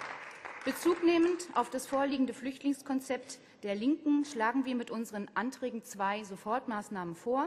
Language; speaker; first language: German; native; German